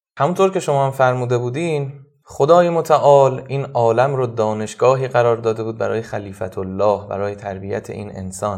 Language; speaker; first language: Persian; native; Persian